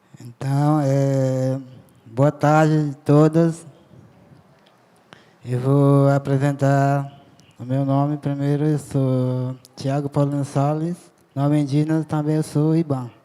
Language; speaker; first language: Portuguese; non-native, local second language; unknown